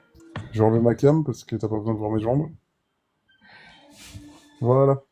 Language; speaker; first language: French; native; French